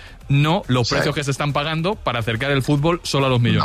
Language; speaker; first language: Spanish; native; Spanish